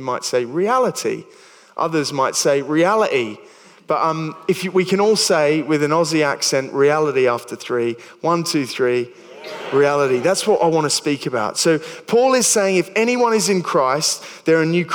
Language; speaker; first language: English; native; English